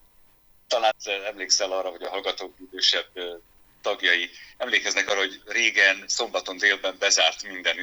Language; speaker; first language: Hungarian; native; Hungarian